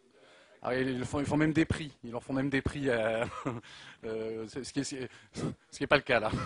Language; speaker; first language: French; native; French